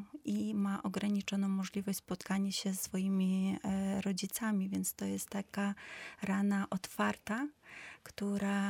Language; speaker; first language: Polish; non-native, fluent; Ukrainian